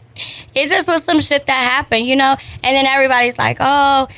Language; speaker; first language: English; native; English